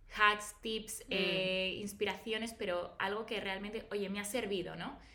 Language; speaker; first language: Spanish; native; Spanish